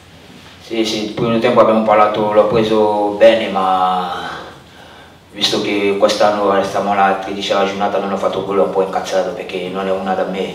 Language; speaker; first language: Italian; non-native, fluent; French